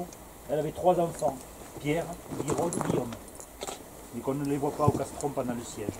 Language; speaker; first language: French; native; French